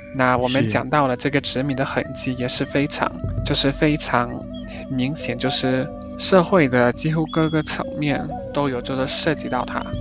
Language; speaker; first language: Chinese; non-native, fluent; Spanish